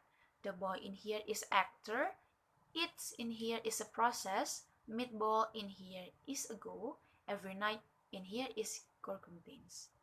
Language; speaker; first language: English; non-native, learner; Indonesian